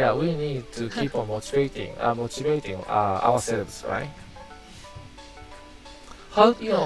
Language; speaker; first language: English; non-native, learner; Japanese